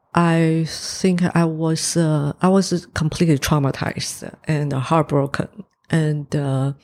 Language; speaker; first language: English; non-native, fluent; Chinese